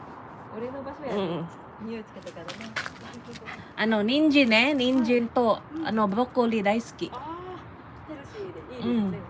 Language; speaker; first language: Japanese; non-native, learner; Waray